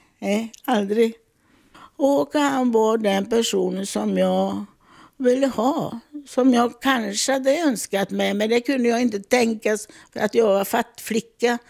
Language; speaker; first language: Swedish; non-native, fluent; Italian